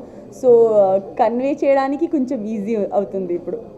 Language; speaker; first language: Telugu; non-native, learner; Gujarati